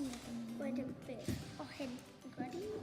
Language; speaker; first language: Welsh; non-native, local second language; English